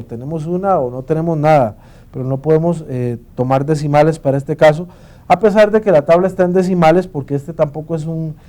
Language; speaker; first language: Spanish; native; Spanish